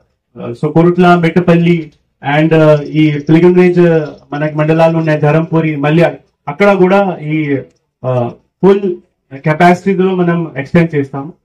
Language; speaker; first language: Telugu; non-native, fluent; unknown